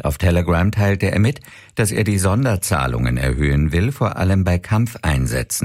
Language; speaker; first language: German; native; German